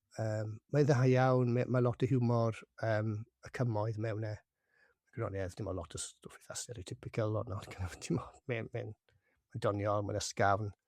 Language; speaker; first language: Welsh; non-native, local second language; English